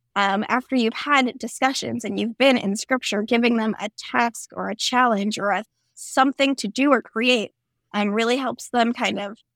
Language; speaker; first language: English; native; English